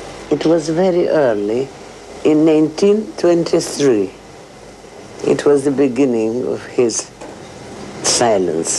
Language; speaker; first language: English; non-native, fluent; Russian